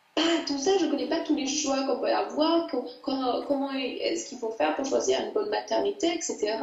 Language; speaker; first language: French; non-native, fluent; English